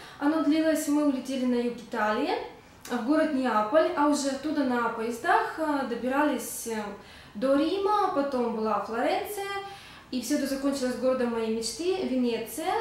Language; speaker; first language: Russian; native; Russian